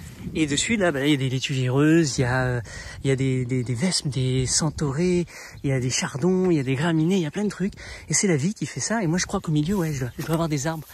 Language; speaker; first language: French; native; French